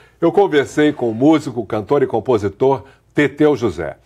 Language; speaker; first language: Portuguese; native; Portuguese